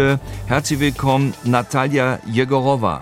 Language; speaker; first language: German; native; German